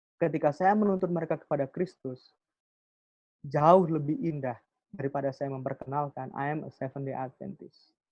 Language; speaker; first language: Indonesian; non-native, local second language; Javanese